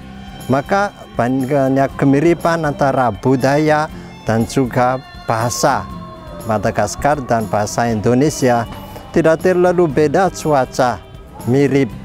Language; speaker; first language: Indonesian; non-native, fluent; Malagasy